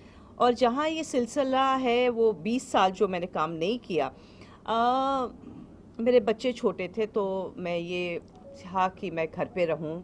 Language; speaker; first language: Hindi; native; Hindi